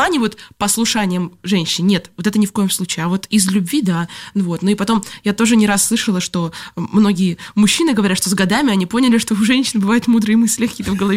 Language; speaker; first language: Russian; native; Russian